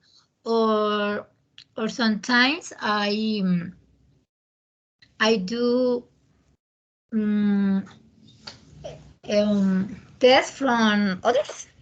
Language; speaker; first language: English; non-native, learner; Spanish